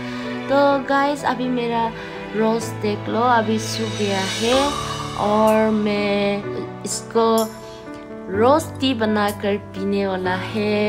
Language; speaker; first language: Hindi; non-native, local second language; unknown